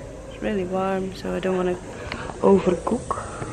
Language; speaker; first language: English; non-native, fluent; Dutch